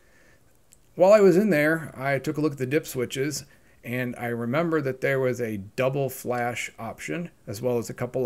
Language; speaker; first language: English; native; English